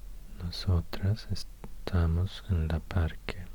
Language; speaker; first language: Spanish; non-native, learner; Swedish